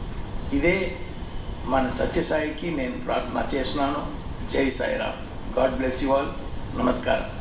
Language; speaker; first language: Telugu; non-native, learner; Tamil